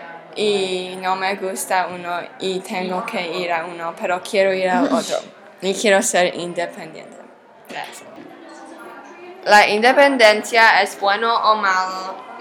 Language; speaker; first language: Spanish; non-native, learner; English